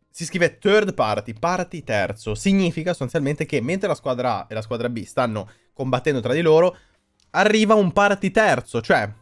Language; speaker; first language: Italian; native; Italian